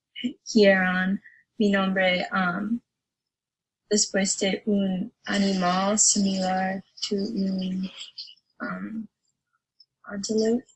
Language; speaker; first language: Spanish; non-native, learner; English